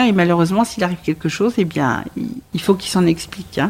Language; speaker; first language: French; native; French